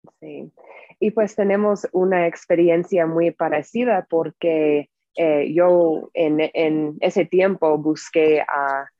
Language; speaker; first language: Spanish; non-native, fluent; English